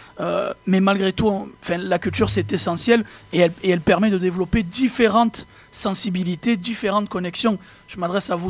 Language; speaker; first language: French; native; French